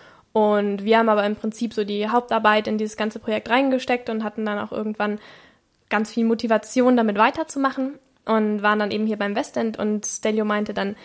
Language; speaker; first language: German; native; German